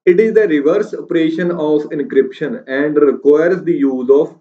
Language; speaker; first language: English; non-native, local second language; Punjabi